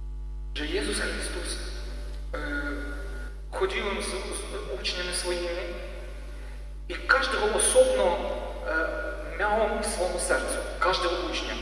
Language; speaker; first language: Polish; non-native, learner; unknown